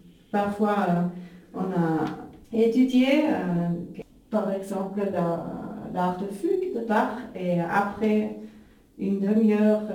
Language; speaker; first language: French; non-native, fluent; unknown